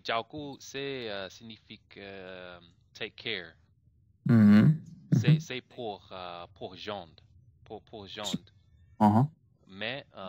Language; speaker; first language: French; non-native, learner; English